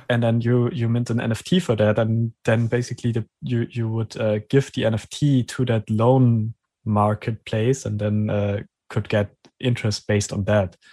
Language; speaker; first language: English; non-native, fluent; German